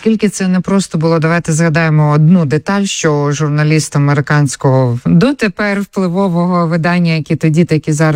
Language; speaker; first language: Ukrainian; native; Ukrainian